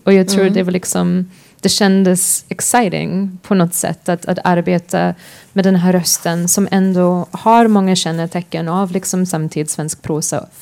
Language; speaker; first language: Swedish; non-native, fluent; English